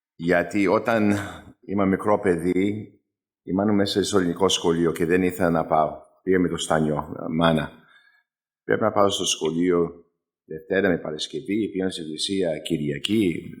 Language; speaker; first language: Greek; early bilingual, heritage; Greek